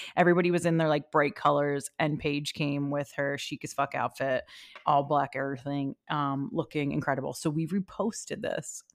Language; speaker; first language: English; native; English